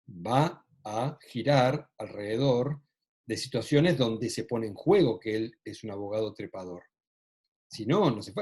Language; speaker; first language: Spanish; native; Spanish